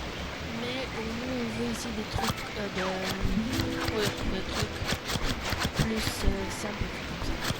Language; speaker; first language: French; non-native, fluent; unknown